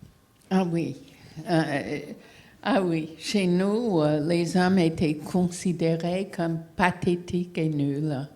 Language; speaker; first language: French; non-native, fluent; English